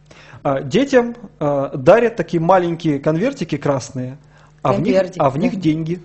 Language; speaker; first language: Russian; native; Russian